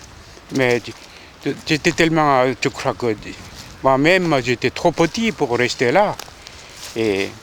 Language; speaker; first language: French; non-native, fluent; Korean